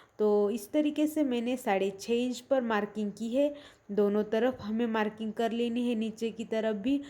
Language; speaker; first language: Hindi; non-native, local second language; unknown